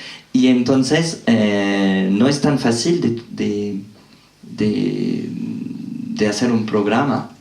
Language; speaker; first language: Spanish; non-native, fluent; French